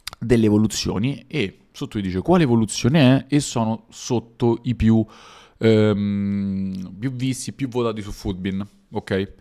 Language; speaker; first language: Italian; native; Italian